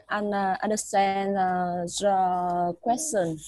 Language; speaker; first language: English; non-native, learner; Vietnamese